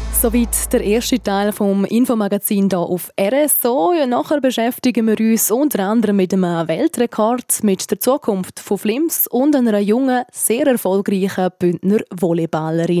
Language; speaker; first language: German; native; German